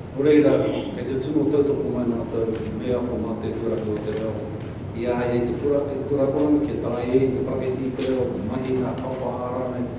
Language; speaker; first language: Māori; non-native, local second language; English